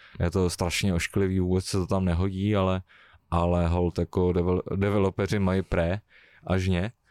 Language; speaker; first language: Czech; native; Czech